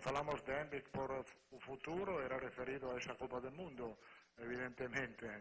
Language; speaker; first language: Portuguese; non-native, fluent; Spanish